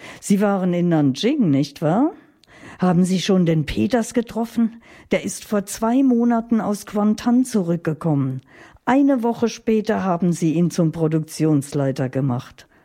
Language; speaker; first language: German; native; German